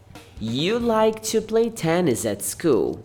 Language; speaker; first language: English; non-native, fluent; Portuguese